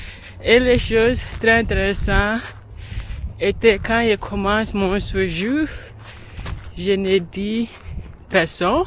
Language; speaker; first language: French; non-native, learner; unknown